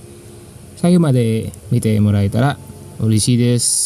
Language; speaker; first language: Japanese; non-native, fluent; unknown